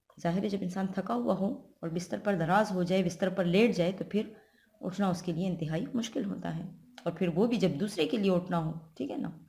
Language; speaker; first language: Urdu; non-native, local second language; Pashto